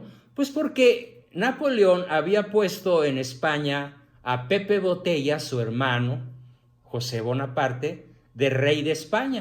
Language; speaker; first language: Spanish; native; Spanish